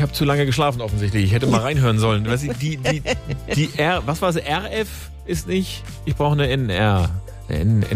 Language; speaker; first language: German; native; German